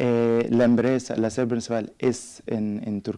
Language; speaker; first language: Spanish; non-native, learner; Arabic